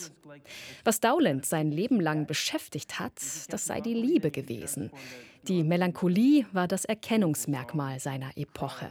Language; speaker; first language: German; native; German